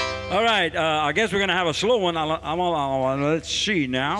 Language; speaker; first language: English; early bilingual, other home language; French